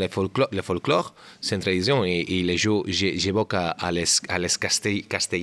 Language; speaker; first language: French; non-native, learner; Catalan